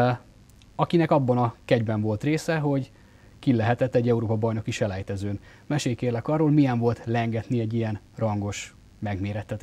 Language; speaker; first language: Hungarian; native; Hungarian